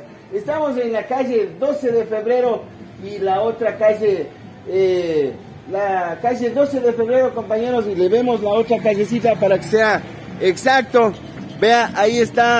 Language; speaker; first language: Spanish; native; Spanish